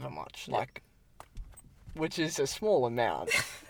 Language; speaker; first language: English; native; English